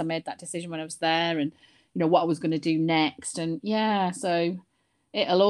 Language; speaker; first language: English; native; English